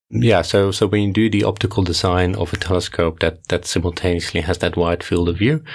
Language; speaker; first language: English; non-native, fluent; Dutch